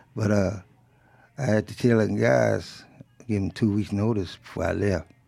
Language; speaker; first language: English; early bilingual, other home language; French